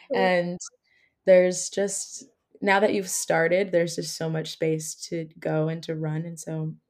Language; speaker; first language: English; native; English